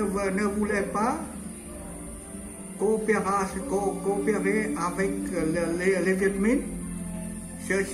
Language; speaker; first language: French; non-native, learner; Vietnamese